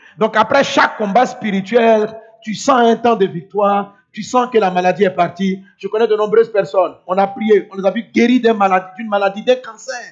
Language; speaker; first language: French; non-native, local second language; Dyula